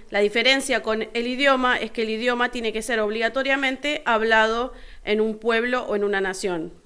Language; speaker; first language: Spanish; native; Spanish